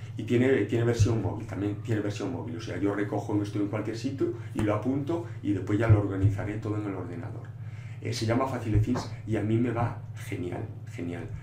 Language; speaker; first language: Spanish; non-native, local second language; Galician